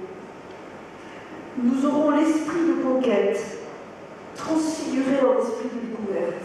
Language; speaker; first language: French; native; French